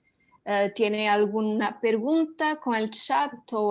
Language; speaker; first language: Spanish; non-native, learner; Portuguese